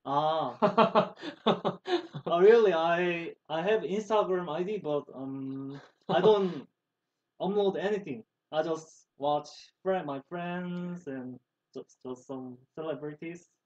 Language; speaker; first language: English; non-native, learner; Korean